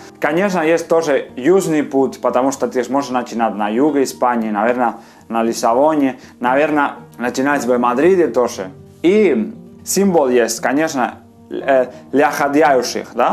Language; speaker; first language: Russian; non-native, fluent; Spanish